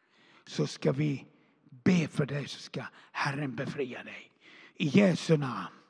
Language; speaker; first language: Swedish; non-native, fluent; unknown